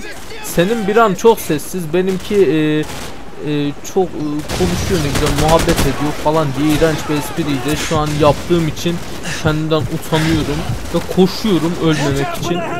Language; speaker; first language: Turkish; native; Turkish